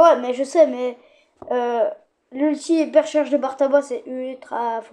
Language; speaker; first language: French; native; French